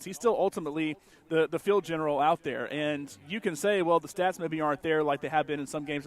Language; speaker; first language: English; native; English